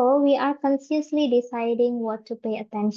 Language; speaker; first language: English; non-native, fluent; Indonesian